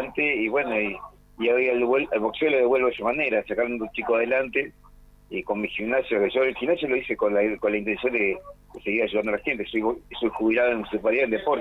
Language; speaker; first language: Spanish; native; Spanish